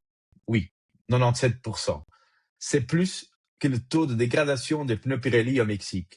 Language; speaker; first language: French; native; French